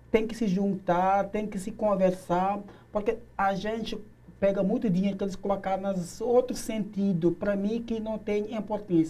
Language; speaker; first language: Portuguese; non-native, learner; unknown